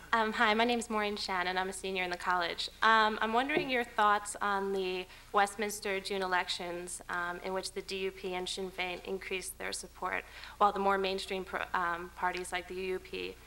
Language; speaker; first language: English; native; English